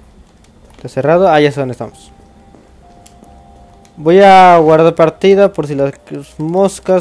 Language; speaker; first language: Spanish; native; Spanish